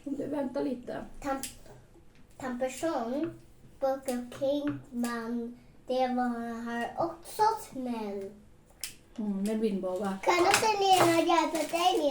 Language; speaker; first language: Swedish; non-native, learner; Thai